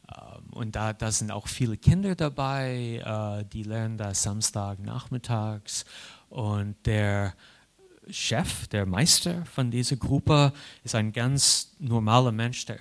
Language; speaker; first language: German; non-native, fluent; English